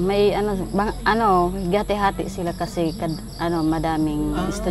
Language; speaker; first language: Filipino; non-native, local second language; Bikol